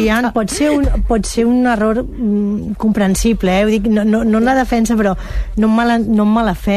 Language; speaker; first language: Catalan; native; Catalan